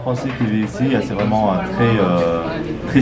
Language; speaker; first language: French; non-native, local second language; Kabyle